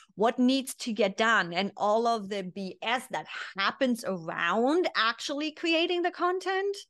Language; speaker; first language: English; non-native, fluent; German